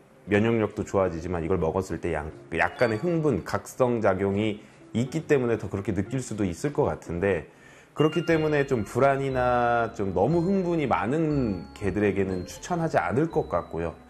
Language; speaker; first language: Korean; native; Korean